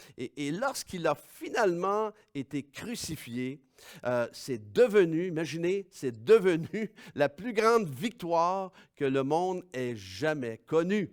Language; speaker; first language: French; native; French